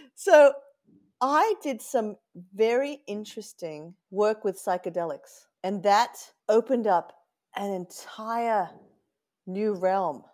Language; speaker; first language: English; native; English